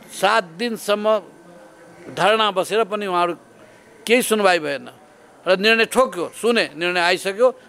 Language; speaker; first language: Nepali; non-native, local second language; Maithili